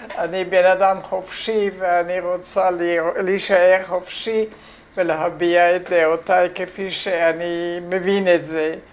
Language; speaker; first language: Hebrew; non-native, fluent; French